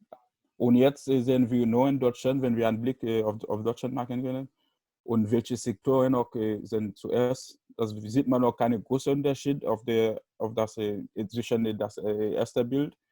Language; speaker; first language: German; non-native, learner; Haitian Creole